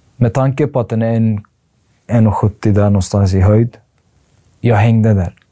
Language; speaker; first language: Swedish; early bilingual, other home language; Arabic